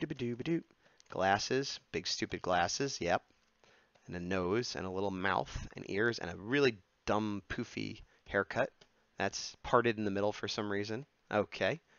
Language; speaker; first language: English; native; English